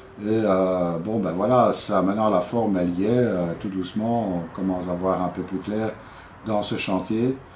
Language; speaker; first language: French; native; French